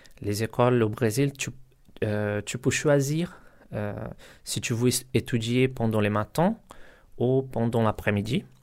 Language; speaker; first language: French; non-native, learner; Portuguese